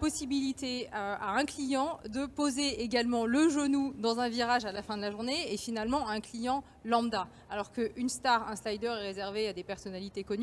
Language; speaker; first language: French; native; French